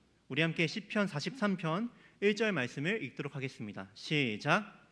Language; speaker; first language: Korean; native; Korean